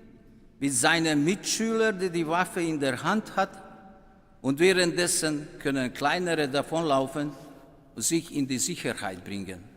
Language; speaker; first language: German; non-native, fluent; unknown